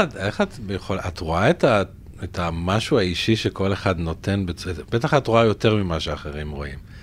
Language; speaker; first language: Hebrew; native; Hebrew